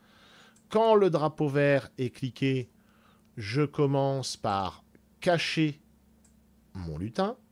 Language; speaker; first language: French; native; French